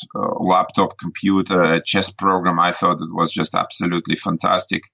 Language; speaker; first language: English; non-native, fluent; Russian